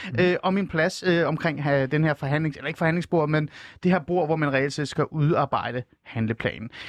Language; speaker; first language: Danish; early bilingual, other home language; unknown